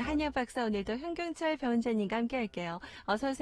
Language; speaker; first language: Korean; native; Korean